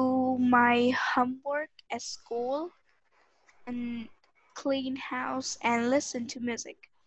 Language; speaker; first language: English; non-native, learner; Vietnamese